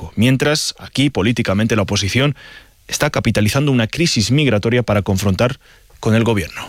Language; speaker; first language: Spanish; native; Spanish